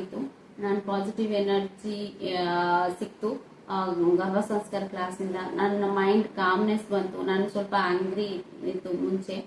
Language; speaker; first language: Kannada; non-native, local second language; Odia